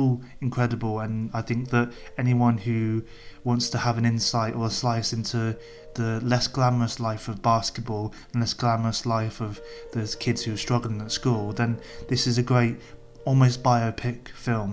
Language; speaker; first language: English; native; English